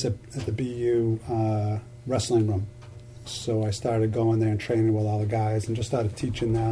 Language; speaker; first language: English; native; English